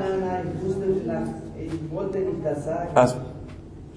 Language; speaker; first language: German; non-native, learner; Spanish